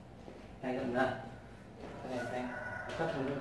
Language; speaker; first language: Vietnamese; native; Vietnamese